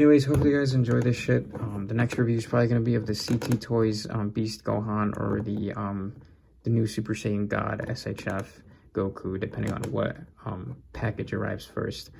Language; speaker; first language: English; native; English